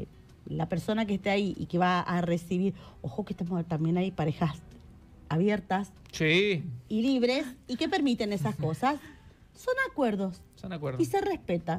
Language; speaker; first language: Spanish; native; Spanish